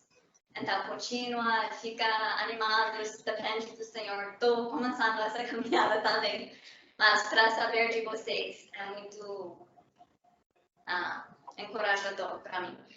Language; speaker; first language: Portuguese; early bilingual, heritage; English